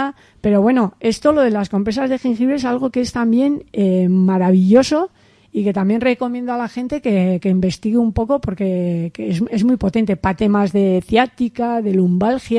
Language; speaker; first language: Spanish; native; Spanish